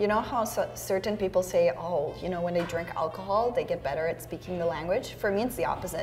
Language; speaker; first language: English; non-native, fluent; Serbian